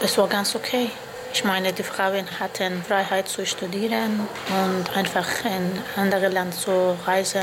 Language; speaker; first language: German; non-native, learner; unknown